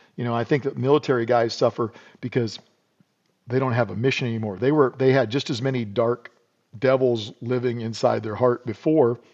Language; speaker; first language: English; native; English